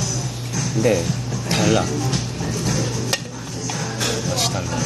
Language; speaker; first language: Korean; non-native, fluent; Japanese